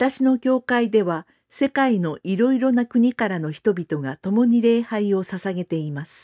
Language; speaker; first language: Japanese; non-native, fluent; Korean